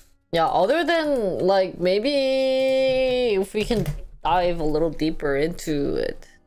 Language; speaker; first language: English; early bilingual, other home language; Korean